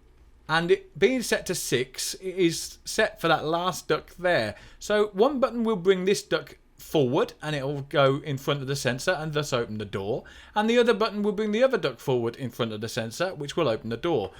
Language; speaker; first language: English; native; English